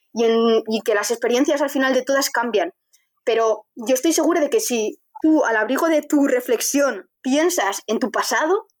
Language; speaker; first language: Spanish; native; Spanish